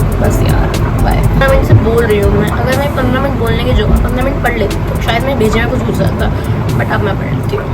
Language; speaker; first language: Hindi; native; Hindi